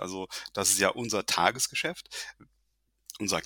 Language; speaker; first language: German; early bilingual, heritage; German